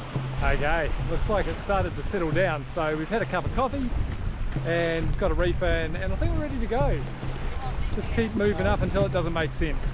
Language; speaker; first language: English; native; English